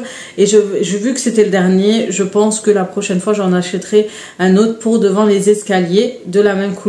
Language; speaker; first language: French; native; French